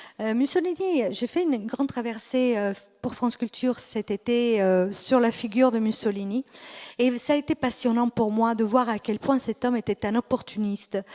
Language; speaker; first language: French; non-native, fluent; Italian